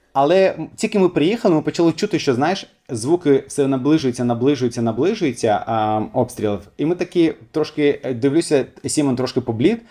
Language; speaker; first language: Ukrainian; non-native, fluent; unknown